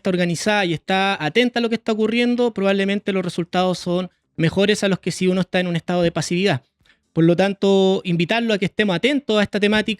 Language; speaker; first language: Spanish; native; Spanish